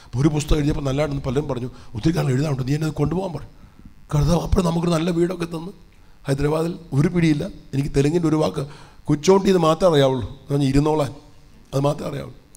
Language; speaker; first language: Malayalam; early bilingual, heritage; Malayalam